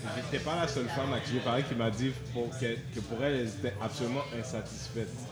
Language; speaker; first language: French; native; French